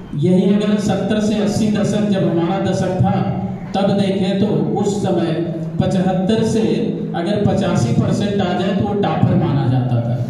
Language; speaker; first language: Hindi; native; Hindi